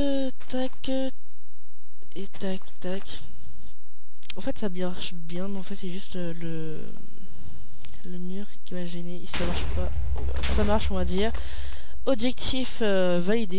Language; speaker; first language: French; native; French